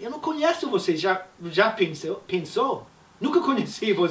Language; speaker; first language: Portuguese; non-native, fluent; English